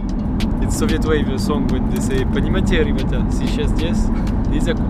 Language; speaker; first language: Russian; non-native, learner; French